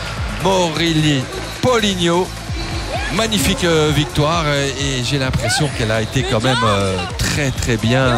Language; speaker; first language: French; native; French